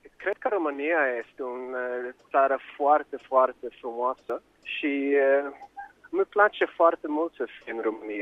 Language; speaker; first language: Romanian; non-native, learner; Swedish